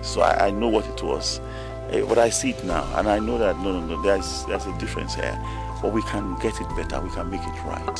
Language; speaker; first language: English; non-native, local second language; Yoruba